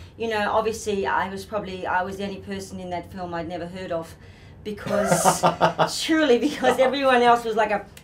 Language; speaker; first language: English; native; English